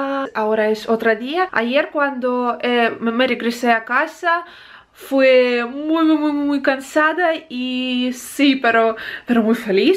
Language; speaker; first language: Spanish; non-native, learner; Russian